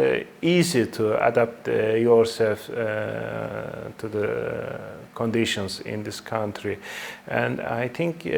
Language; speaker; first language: English; non-native, fluent; Turkish